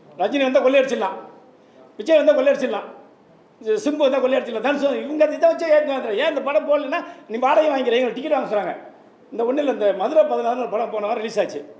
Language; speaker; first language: Tamil; native; Tamil